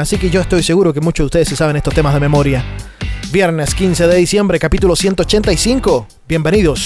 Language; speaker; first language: Spanish; native; Spanish